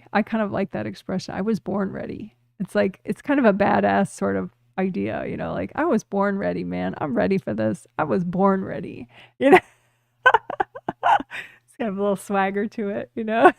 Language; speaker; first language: English; native; English